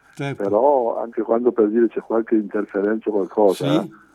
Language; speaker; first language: Italian; native; Italian